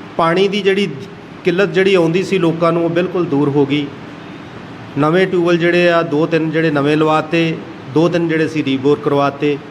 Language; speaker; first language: Punjabi; native; Punjabi